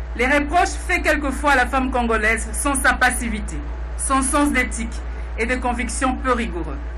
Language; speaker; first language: French; non-native, local second language; Lingala